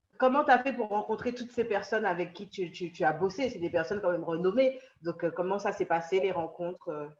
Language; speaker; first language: French; native; French